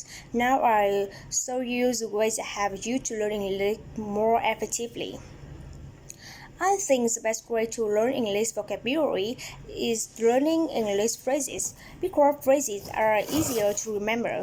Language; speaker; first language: English; non-native, learner; Vietnamese